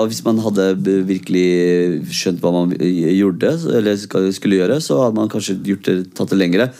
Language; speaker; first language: Norwegian; early bilingual, other home language; Kurdish